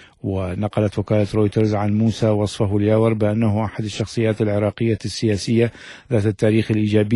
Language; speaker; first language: Arabic; native; Arabic